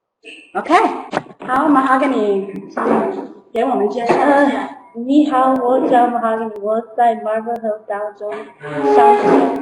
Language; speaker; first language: Chinese; non-native, learner; English